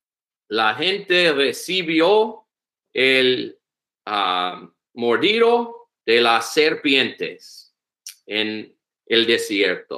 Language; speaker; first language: Spanish; non-native, learner; English